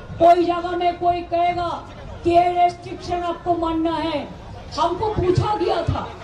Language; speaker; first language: Hindi; non-native, local second language; Bangla